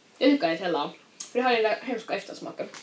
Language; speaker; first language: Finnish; non-native, local second language; Swedish